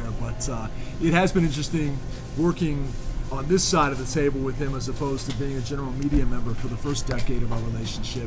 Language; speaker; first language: English; native; English